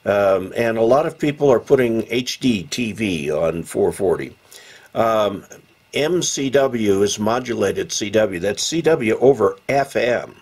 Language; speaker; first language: English; native; English